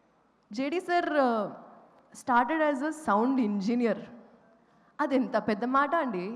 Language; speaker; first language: Telugu; non-native, fluent; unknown